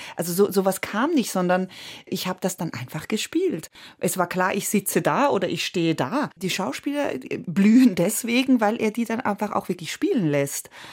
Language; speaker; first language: German; early bilingual, other home language; Italian